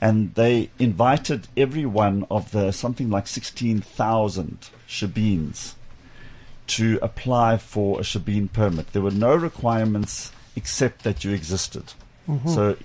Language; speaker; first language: English; native; English